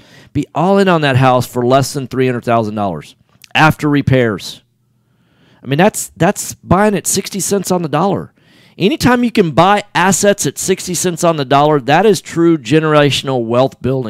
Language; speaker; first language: English; native; English